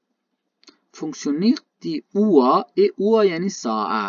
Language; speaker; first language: German; non-native, learner; Baluchi